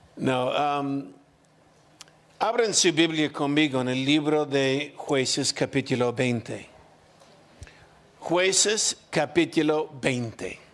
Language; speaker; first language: Spanish; non-native, fluent; English